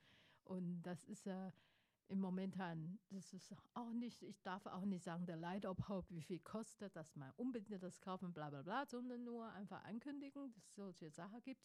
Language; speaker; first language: German; non-native, fluent; Chinese